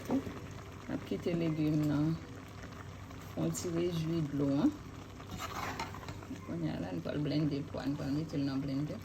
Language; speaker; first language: French; non-native, learner; Haitian Creole